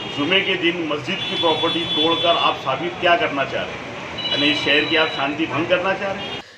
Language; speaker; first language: Hindi; non-native, local second language; Urdu